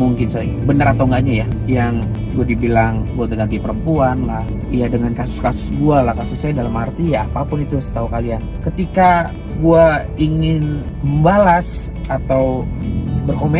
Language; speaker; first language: Indonesian; native; Indonesian